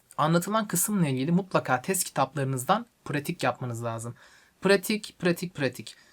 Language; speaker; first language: Turkish; native; Turkish